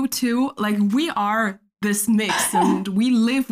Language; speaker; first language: English; non-native, fluent; Spanish